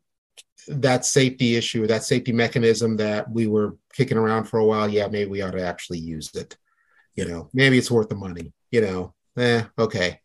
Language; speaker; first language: English; native; English